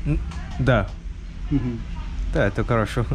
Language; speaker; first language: Russian; non-native, learner; Tamil